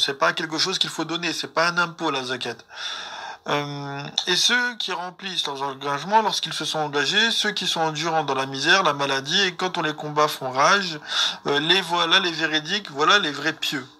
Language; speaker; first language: French; native; French